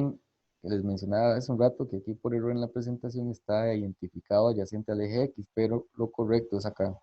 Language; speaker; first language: Spanish; native; Spanish